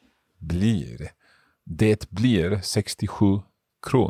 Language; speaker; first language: Swedish; non-native, learner; English